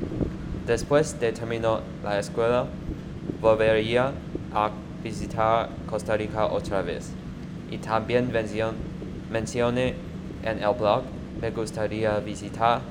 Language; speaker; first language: Spanish; non-native, learner; Chinese